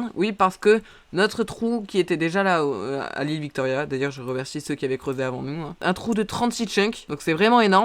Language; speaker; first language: French; native; French